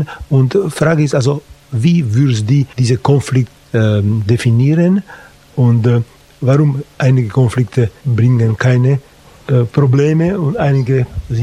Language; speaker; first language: German; non-native, fluent; Slovak